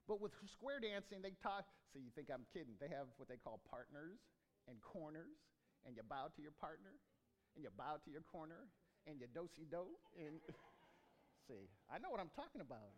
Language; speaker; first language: English; native; English